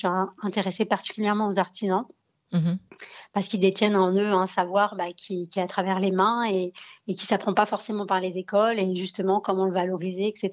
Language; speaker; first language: French; early bilingual, other home language; Arabic